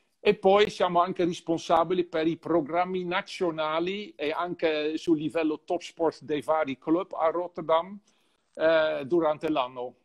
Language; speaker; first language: Italian; non-native, fluent; Dutch